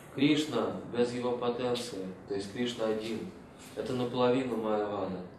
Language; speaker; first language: Russian; native; Russian